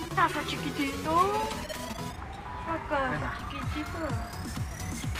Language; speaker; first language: Spanish; native; Spanish